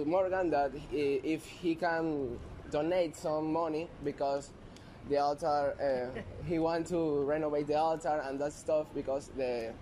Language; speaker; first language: English; non-native, learner; Spanish